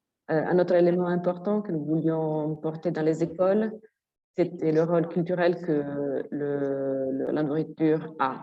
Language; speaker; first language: French; non-native, fluent; Italian